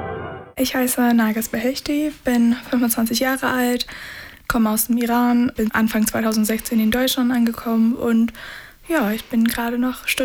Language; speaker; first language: German; non-native, fluent; Persian